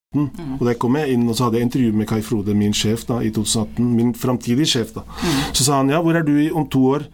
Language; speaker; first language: Norwegian; early bilingual, other home language; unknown